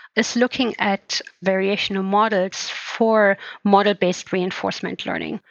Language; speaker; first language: English; non-native, fluent; German